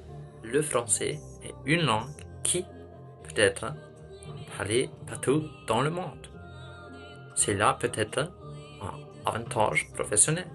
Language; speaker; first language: French; non-native, learner; German